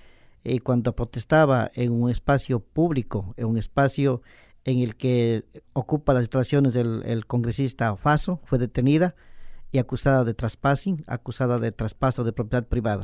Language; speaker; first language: Spanish; native; Spanish